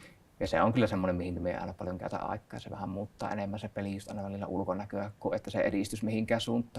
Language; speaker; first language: Finnish; native; Finnish